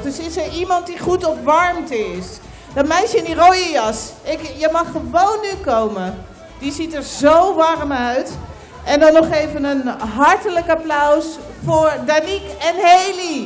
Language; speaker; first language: Dutch; native; Dutch